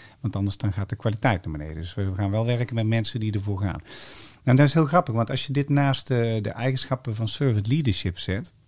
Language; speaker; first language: Dutch; native; Dutch